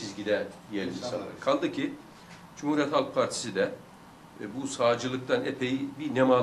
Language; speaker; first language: Turkish; native; Turkish